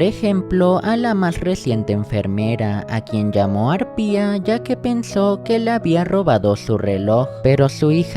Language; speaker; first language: Spanish; native; Spanish